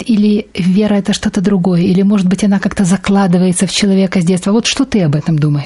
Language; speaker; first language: Russian; native; Russian